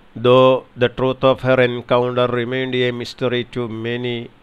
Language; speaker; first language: English; non-native, local second language; Malayalam